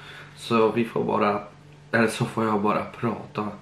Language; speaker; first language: Swedish; early bilingual, other home language; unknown